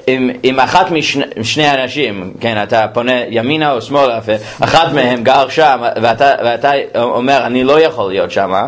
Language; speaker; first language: Hebrew; non-native, fluent; English